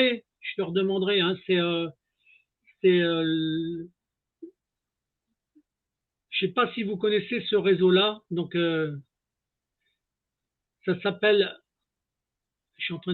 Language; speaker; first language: French; native; French